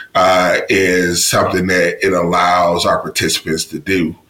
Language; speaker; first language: English; native; English